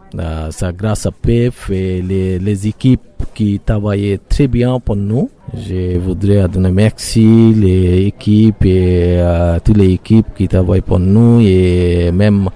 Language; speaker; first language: French; non-native, learner; Bangla